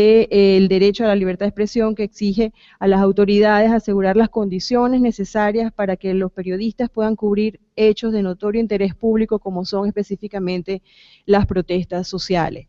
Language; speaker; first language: Spanish; native; Spanish